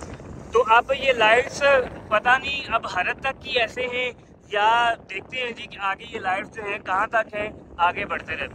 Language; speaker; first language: Urdu; non-native, local second language; Punjabi